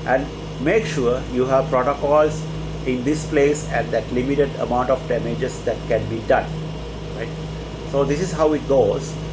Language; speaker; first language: English; non-native, local second language; Sinhala